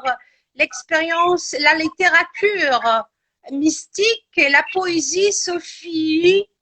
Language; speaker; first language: French; non-native, local second language; Arabic